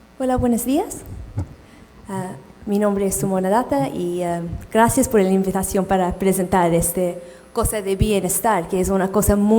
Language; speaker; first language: Spanish; non-native, fluent; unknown